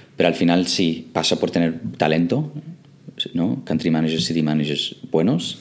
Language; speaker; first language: Spanish; non-native, fluent; English